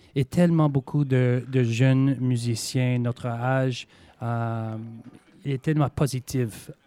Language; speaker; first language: French; native; French